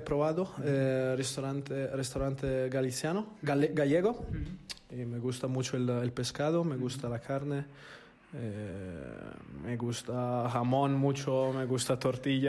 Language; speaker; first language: Spanish; non-native, learner; Italian